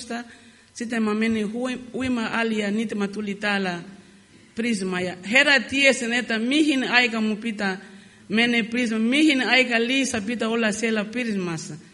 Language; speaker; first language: Finnish; non-native, learner; Lingala